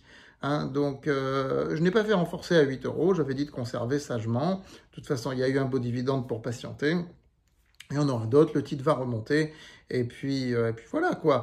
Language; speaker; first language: French; native; French